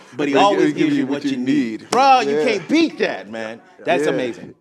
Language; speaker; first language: English; native; English